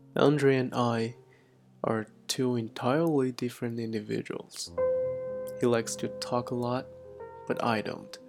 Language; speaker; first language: English; non-native, fluent; Chinese